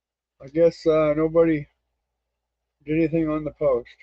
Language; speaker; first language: English; native; English